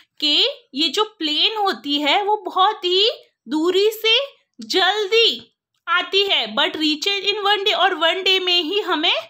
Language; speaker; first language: Hindi; non-native, local second language; Gujarati